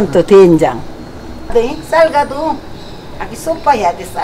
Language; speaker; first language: Portuguese; non-native, local second language; Korean